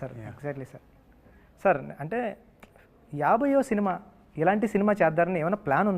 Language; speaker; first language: Telugu; native; Telugu